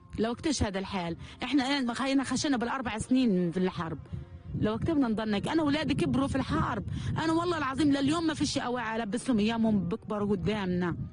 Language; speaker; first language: Arabic; native; Arabic